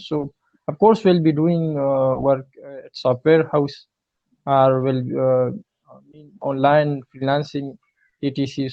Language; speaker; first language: English; non-native, learner; Pashto